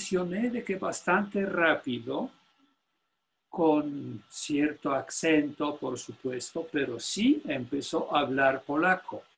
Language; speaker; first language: Spanish; non-native, fluent; Polish